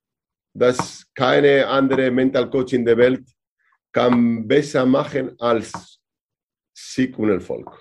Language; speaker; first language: German; non-native, learner; Spanish